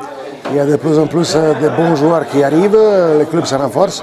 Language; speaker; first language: French; non-native, fluent; Croatian